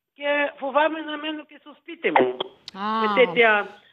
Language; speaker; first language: Greek; early bilingual, heritage; Ukrainian